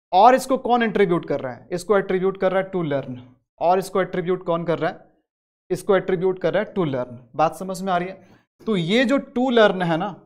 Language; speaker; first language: Hindi; native; Hindi